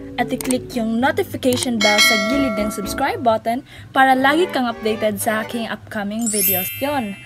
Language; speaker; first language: Filipino; non-native, local second language; Cebuano